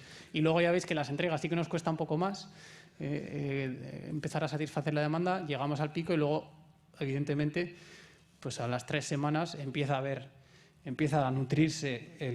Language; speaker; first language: Spanish; native; Spanish